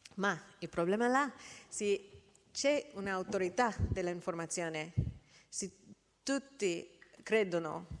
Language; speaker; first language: Italian; non-native, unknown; English